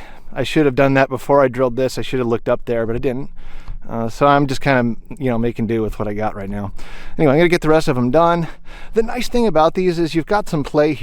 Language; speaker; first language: English; native; English